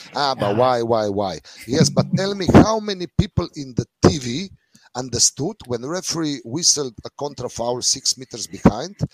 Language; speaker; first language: English; non-native, fluent; Slovenian